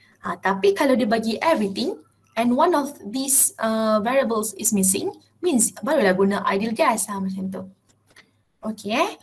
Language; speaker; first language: English; non-native, local second language; Malay